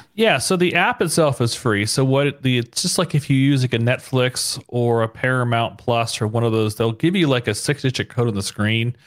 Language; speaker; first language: English; native; English